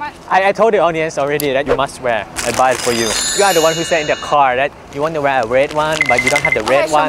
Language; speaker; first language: English; non-native, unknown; Thai